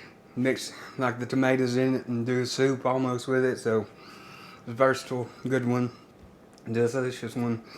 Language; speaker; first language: English; native; English